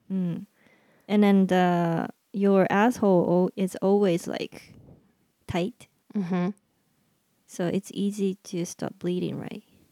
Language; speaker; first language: English; non-native, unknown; Japanese